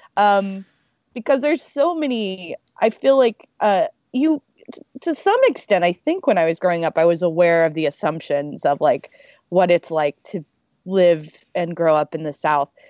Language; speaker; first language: English; native; English